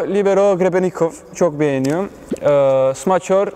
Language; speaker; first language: Turkish; early bilingual, other home language; Bosnian